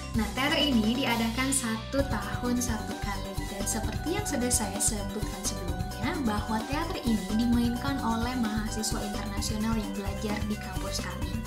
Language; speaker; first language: Indonesian; native; Indonesian